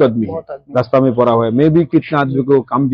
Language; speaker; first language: Hindi; non-native, local second language; Bangla